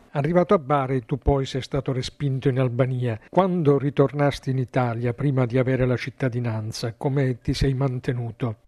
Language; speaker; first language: Italian; native; Italian